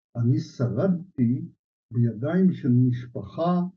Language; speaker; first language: Hebrew; early bilingual, other home language; Polish